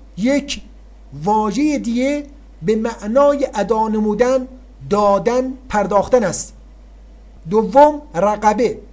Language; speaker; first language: Persian; native; Persian